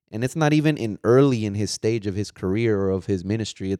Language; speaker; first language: English; early bilingual, other home language; Spanish